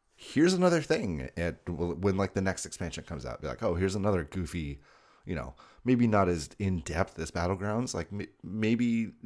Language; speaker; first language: English; native; English